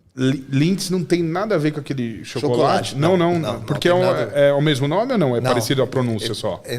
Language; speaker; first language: Portuguese; native; Portuguese